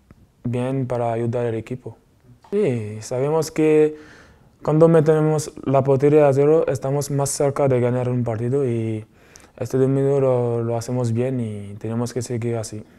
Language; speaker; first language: Spanish; non-native, fluent; French